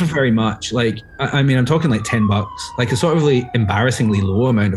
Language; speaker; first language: English; native; English